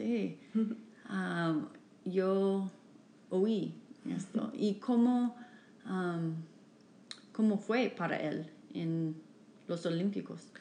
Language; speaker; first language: Spanish; non-native, fluent; English